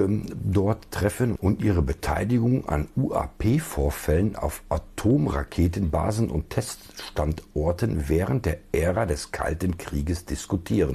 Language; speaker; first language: German; native; German